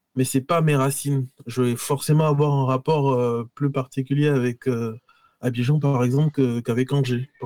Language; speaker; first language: French; native; French